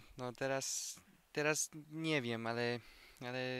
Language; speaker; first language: Polish; non-native, learner; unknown